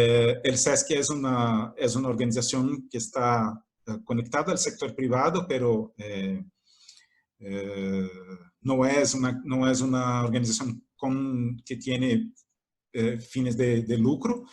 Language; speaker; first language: Spanish; non-native, fluent; Portuguese